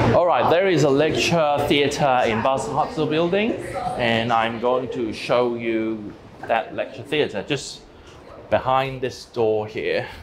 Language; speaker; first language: English; non-native, local second language; Cantonese